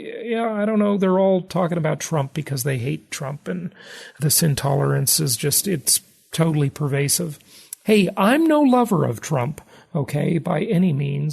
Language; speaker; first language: English; native; English